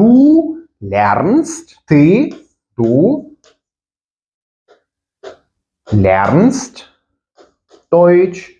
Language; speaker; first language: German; non-native, fluent; Ukrainian